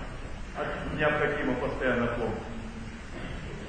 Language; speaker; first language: Russian; native; Russian